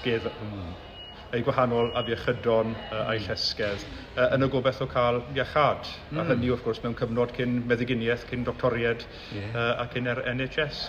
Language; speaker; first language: Welsh; native; Welsh